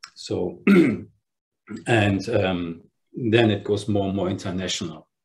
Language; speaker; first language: English; non-native, fluent; German